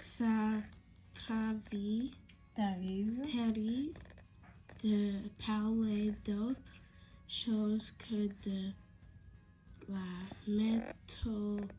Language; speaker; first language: French; non-native, learner; English